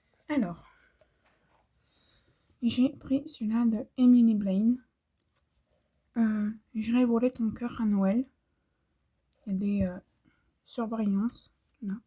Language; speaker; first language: French; native; French